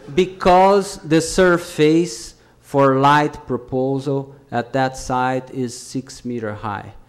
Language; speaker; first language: English; non-native, fluent; Portuguese